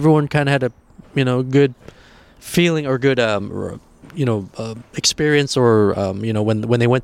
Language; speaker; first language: English; early bilingual, other home language; Spanish